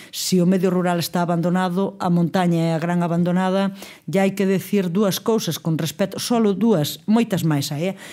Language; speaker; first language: Galician; native; Galician